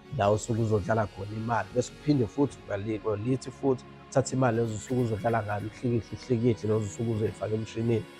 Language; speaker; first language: Zulu; native; Zulu